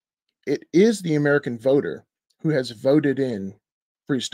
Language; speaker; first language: English; native; English